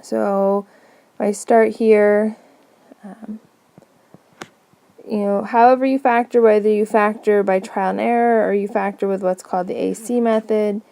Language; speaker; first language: English; native; English